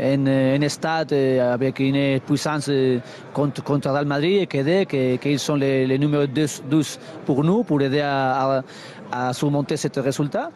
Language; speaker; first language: French; non-native, learner; Spanish